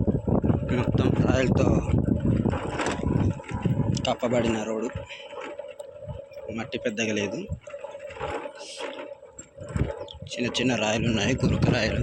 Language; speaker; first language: Telugu; native; Telugu